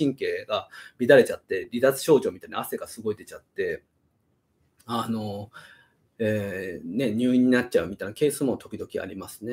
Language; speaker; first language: Japanese; native; Japanese